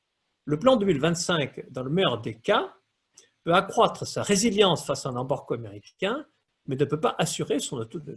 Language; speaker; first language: French; native; French